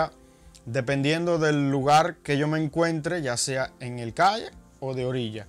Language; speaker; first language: Spanish; native; Spanish